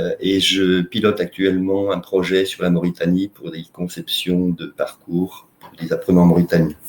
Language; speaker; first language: French; native; French